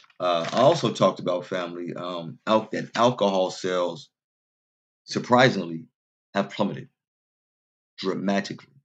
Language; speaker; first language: English; native; English